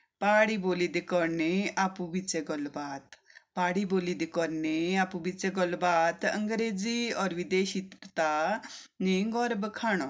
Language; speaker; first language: Hindi; native; Hindi